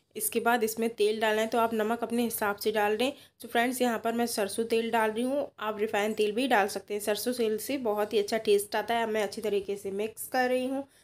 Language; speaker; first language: Hindi; non-native, local second language; Odia